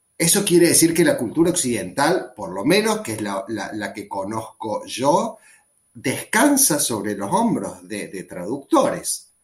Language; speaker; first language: Spanish; native; Spanish